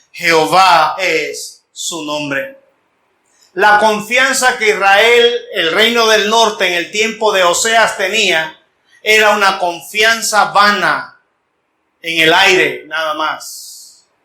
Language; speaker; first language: Spanish; native; Spanish